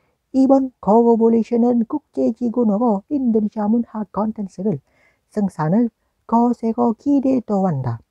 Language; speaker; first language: Korean; non-native, learner; Indonesian